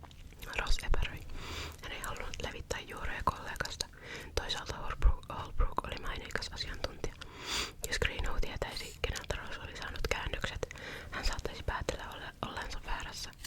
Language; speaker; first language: Finnish; native; Finnish